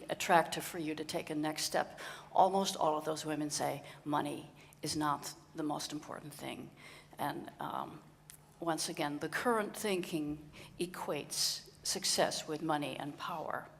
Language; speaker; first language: English; non-native, fluent; Dutch